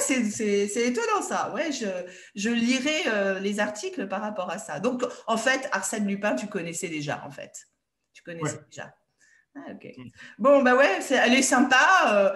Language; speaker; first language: French; native; French